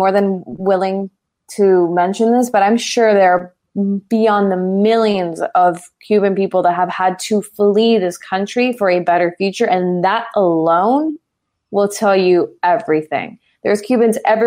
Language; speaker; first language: English; native; English